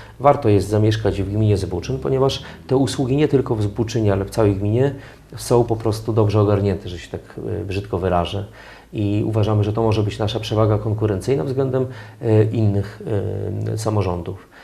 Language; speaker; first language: Polish; native; Polish